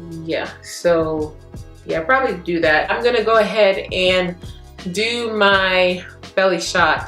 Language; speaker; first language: English; native; English